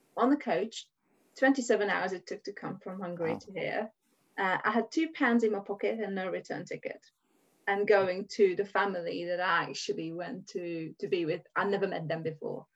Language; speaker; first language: English; non-native, fluent; Hungarian